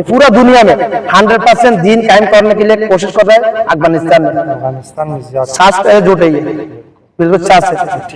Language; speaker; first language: Hindi; non-native, fluent; Bangla